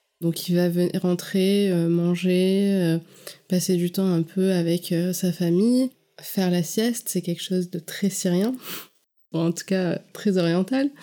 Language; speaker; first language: French; native; French